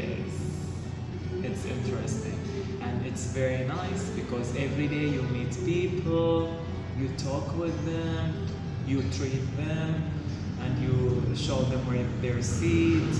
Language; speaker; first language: English; non-native, learner; Arabic